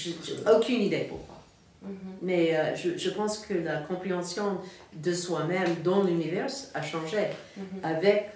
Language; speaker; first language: French; non-native, fluent; English